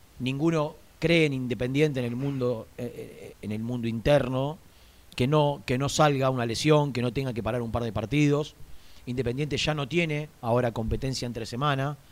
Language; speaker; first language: Spanish; native; Spanish